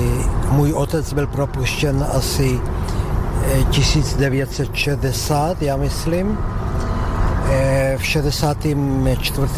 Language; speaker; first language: Czech; non-native, local second language; Slovak